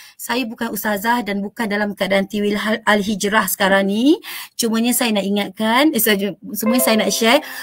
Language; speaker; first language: Malay; native; Malay